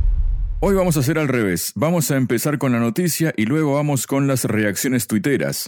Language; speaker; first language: Spanish; native; Spanish